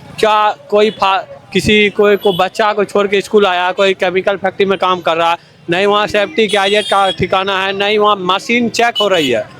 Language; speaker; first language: Hindi; native; Hindi